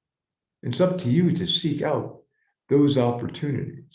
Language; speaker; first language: English; native; English